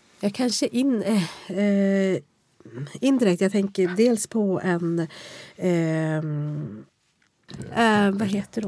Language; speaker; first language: Swedish; native; Swedish